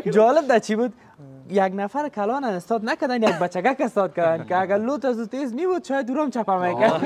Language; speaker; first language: Persian; native; Persian